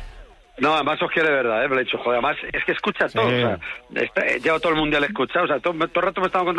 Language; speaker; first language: Spanish; native; Spanish